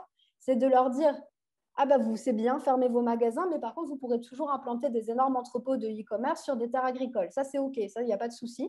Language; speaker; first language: French; native; French